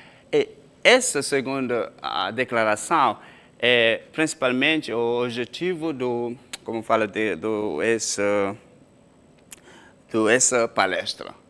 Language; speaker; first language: Portuguese; non-native, fluent; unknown